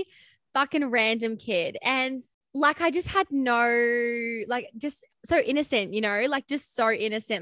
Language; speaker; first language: English; native; English